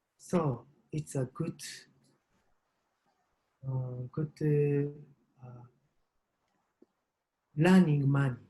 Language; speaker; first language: English; non-native, learner; Japanese